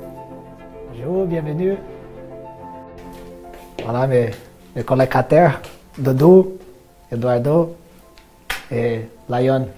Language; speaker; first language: French; non-native, fluent; Portuguese